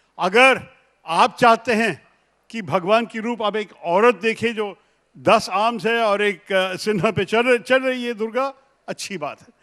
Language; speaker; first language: Hindi; non-native, local second language; Malayalam